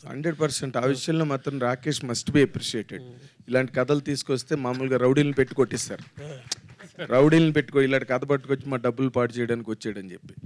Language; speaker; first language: Telugu; native; Telugu